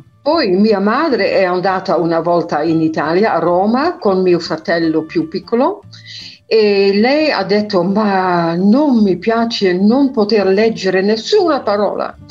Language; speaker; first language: Italian; non-native, fluent; Dutch